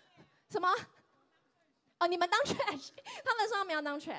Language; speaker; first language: Chinese; native; Chinese